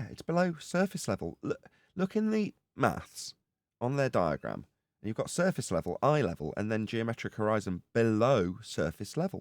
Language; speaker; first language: English; native; English